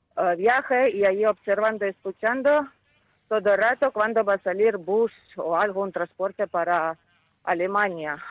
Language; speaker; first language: Spanish; non-native, fluent; Ukrainian